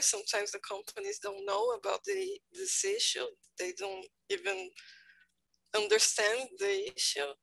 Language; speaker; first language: English; non-native, fluent; Portuguese